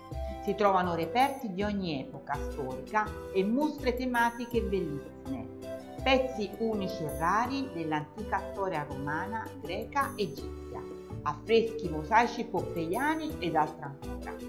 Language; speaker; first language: Italian; native; Italian